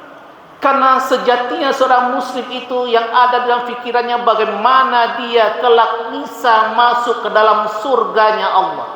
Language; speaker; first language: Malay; non-native, local second language; Minangkabau